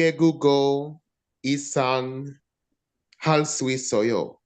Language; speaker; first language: Korean; non-native, learner; English